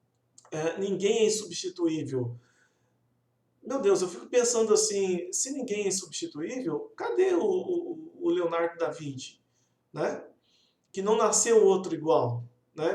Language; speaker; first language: Portuguese; native; Portuguese